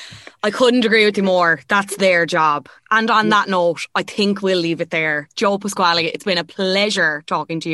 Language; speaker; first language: English; native; English